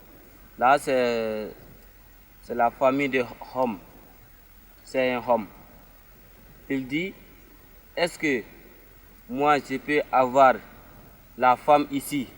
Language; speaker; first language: French; non-native, learner; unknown